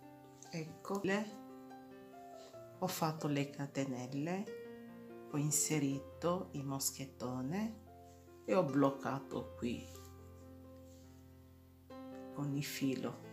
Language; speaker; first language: Italian; non-native, fluent; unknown